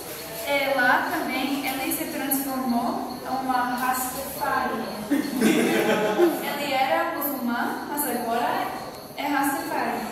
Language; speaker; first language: Portuguese; non-native, learner; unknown